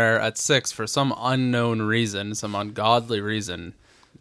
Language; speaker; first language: English; native; English